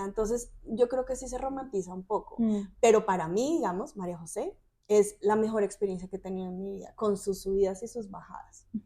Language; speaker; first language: Spanish; native; Spanish